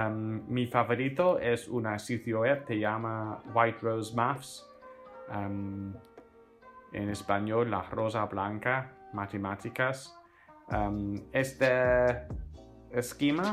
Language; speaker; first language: Spanish; non-native, fluent; English